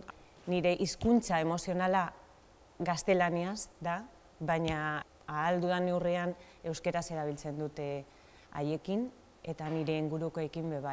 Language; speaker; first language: Basque; non-native, local second language; Spanish